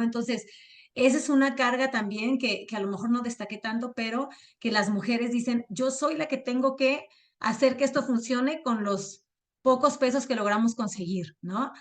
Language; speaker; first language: Spanish; native; Spanish